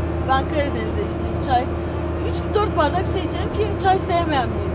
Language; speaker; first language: Turkish; native; Turkish